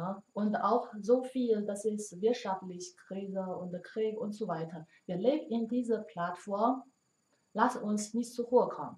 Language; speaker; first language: German; non-native, learner; Chinese